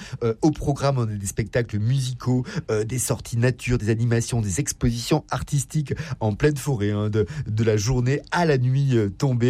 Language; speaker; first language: French; native; French